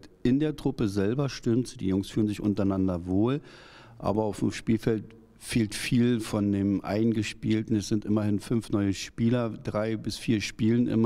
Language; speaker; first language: German; native; German